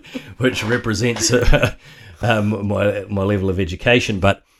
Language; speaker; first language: English; native; English